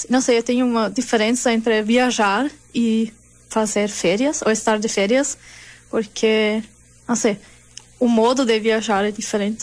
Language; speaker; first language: Portuguese; non-native, learner; German